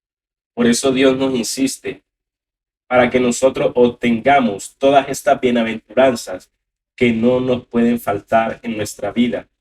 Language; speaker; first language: Spanish; native; Spanish